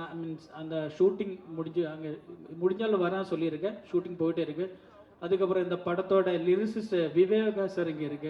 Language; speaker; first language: Tamil; non-native, learner; Malayalam